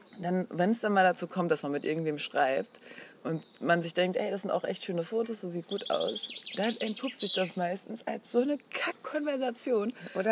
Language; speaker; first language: German; native; German